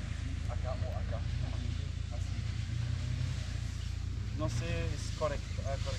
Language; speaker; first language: Spanish; non-native, learner; German